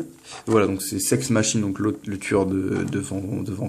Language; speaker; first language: French; native; French